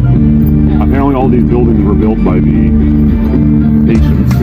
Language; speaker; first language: English; native; English